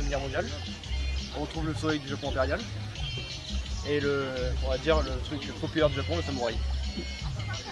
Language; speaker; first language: French; native; French